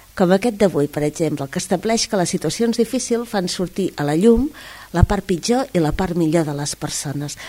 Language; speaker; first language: Catalan; native; Catalan